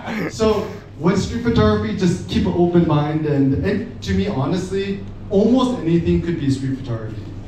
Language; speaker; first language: English; native; English